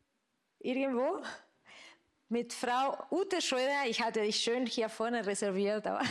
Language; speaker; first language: German; non-native, fluent; Spanish